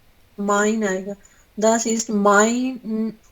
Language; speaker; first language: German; non-native, learner; Urdu